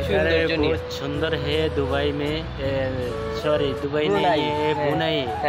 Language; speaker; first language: Hindi; non-native, learner; Bangla